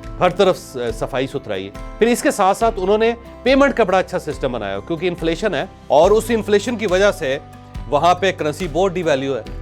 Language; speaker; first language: Urdu; non-native, local second language; Punjabi